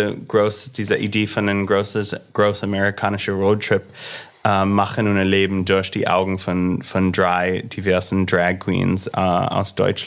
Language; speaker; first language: German; non-native, fluent; English